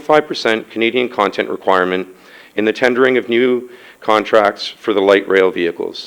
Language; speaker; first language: English; native; English